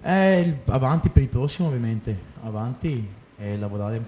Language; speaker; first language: Italian; non-native, fluent; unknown